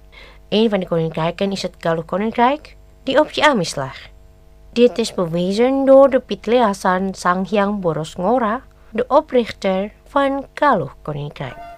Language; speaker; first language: Dutch; non-native, fluent; Indonesian